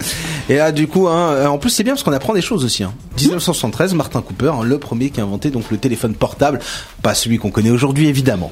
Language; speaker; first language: French; native; French